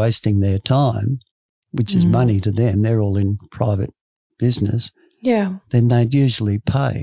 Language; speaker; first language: English; native; English